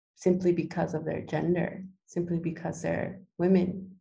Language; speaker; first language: English; early bilingual, other home language; Spanish